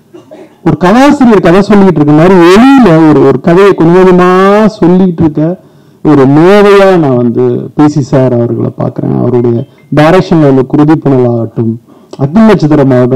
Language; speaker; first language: Tamil; native; Tamil